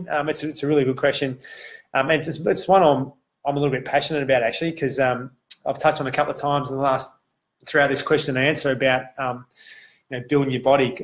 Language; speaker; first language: English; native; English